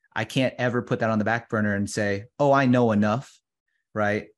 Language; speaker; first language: English; early bilingual, other home language; Filipino